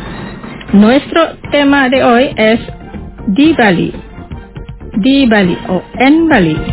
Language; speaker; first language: Spanish; non-native, fluent; Indonesian